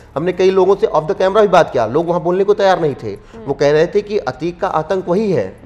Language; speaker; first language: Hindi; native; Hindi